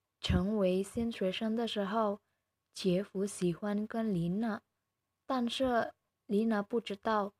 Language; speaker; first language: Chinese; non-native, learner; Indonesian